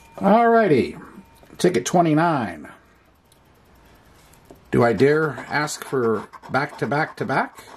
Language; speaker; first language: English; native; English